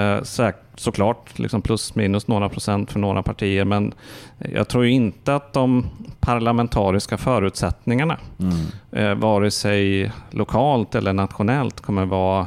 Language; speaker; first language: Swedish; native; Swedish